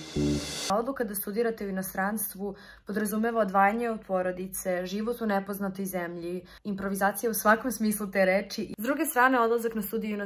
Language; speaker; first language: Serbian; native; Serbian